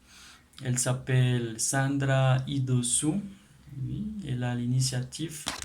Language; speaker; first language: French; non-native, learner; Spanish